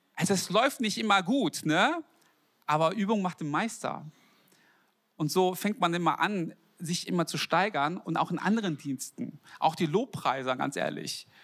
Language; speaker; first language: German; early bilingual, other home language; Korean